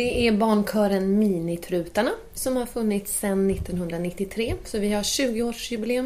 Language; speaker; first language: Swedish; native; Swedish